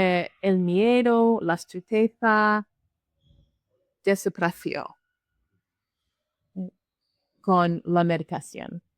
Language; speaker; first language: Spanish; non-native, learner; English